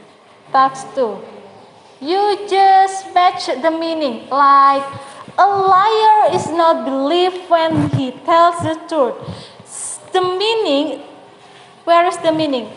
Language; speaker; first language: English; non-native, learner; Indonesian